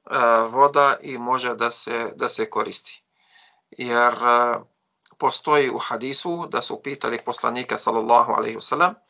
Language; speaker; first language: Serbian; non-native, fluent; Arabic